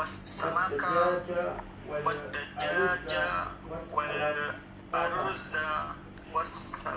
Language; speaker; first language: Arabic; non-native, learner; Indonesian